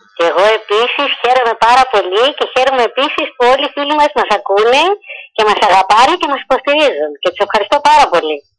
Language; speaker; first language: Greek; early bilingual, heritage; Greek